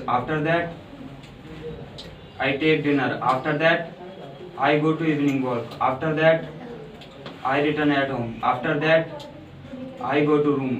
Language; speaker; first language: English; non-native, learner; Hindi